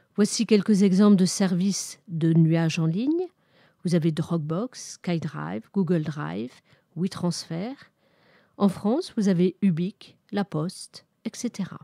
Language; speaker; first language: French; native; French